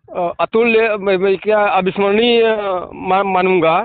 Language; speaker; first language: Hindi; native; Hindi